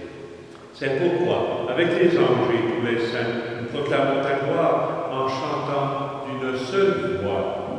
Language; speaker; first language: French; native; French